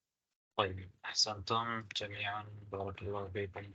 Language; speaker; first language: Arabic; non-native, fluent; Tamil